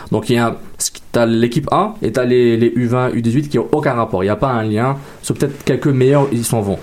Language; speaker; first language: French; native; French